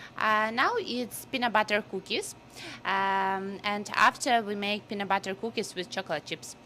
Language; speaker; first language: English; non-native, learner; Ukrainian